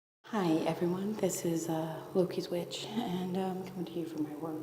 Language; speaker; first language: English; native; English